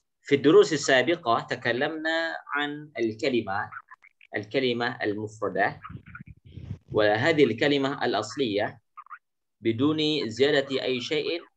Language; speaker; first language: Arabic; non-native, fluent; Indonesian